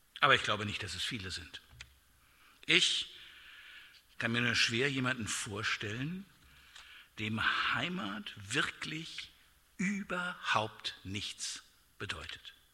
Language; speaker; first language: German; native; German